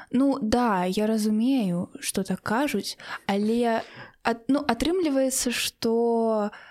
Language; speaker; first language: Belarusian; non-native, local second language; Russian